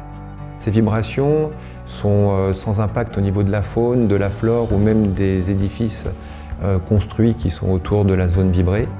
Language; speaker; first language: French; native; French